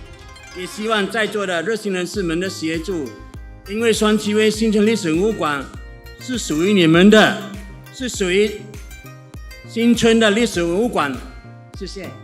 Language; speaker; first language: Chinese; native; Chinese